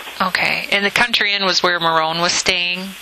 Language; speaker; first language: English; native; English